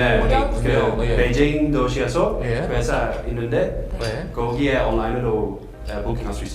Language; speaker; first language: Korean; non-native, learner; Dutch